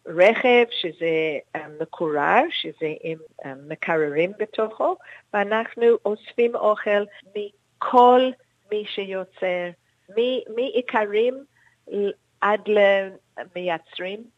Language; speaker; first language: Hebrew; non-native, fluent; English